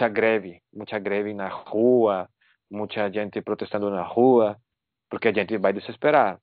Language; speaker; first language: Portuguese; non-native, fluent; Spanish